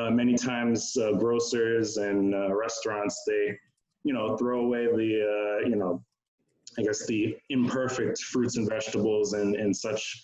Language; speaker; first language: English; native; English